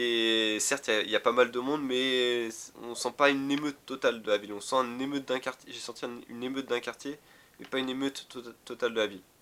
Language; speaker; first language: French; native; French